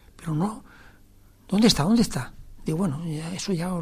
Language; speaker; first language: Spanish; native; Spanish